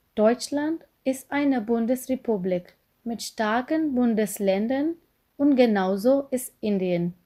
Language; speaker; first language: German; non-native, fluent; Gujarati